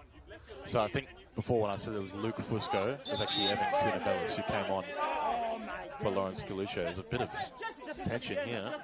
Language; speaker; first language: English; native; English